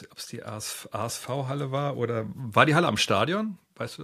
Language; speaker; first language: German; native; German